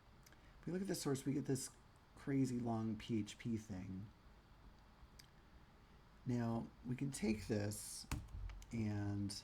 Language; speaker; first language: English; native; English